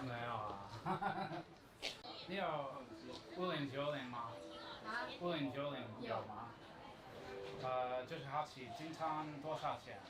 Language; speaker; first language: Chinese; non-native, learner; English